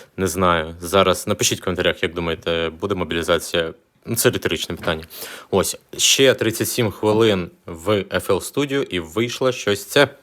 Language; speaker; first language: Ukrainian; non-native, local second language; Russian